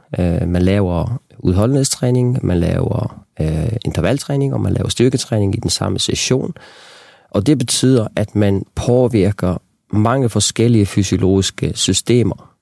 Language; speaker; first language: Danish; non-native, local second language; Faroese